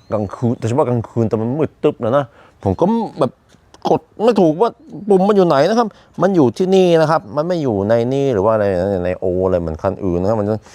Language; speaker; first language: Thai; non-native, fluent; Norwegian